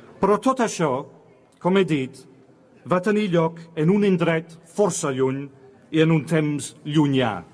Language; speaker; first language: Catalan; non-native, fluent; English